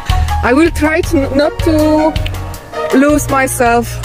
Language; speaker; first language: English; non-native, learner; Polish